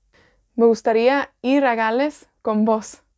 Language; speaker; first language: Spanish; non-native, fluent; Welsh